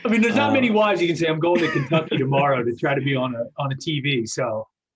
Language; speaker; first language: English; native; English